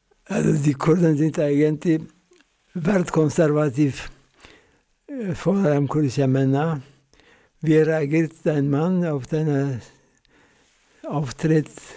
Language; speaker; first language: German; non-native, fluent; Kurdish